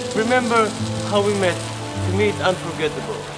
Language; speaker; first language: English; non-native, fluent; Hebrew